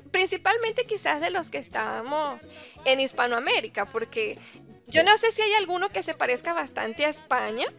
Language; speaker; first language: Spanish; native; Spanish